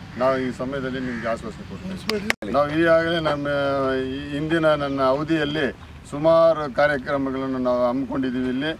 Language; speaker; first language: Kannada; non-native, local second language; Tamil